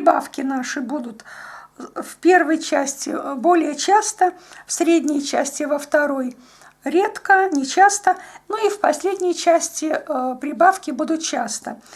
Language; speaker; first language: Russian; native; Russian